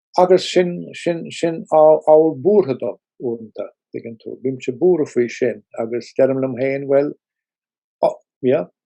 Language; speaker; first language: Irish; non-native, local second language; English